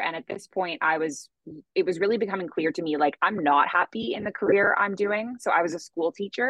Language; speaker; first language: English; native; English